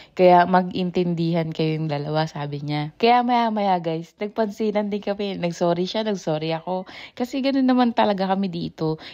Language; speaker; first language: Filipino; native; Filipino